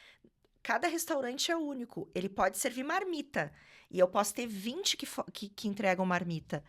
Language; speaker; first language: Portuguese; native; Portuguese